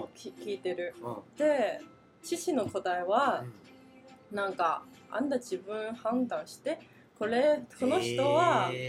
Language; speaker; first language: Japanese; non-native, fluent; Chinese